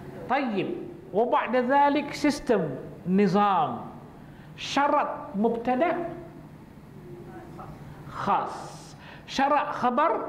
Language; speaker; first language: Arabic; non-native, fluent; Malay